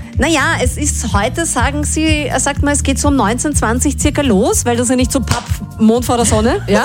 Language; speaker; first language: German; native; German